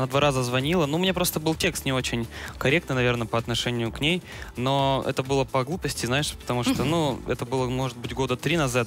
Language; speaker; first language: Russian; native; Russian